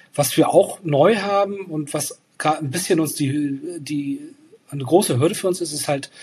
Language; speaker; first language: German; native; German